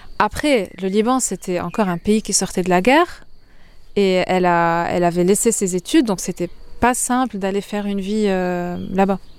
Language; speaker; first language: French; non-native, local second language; Arabic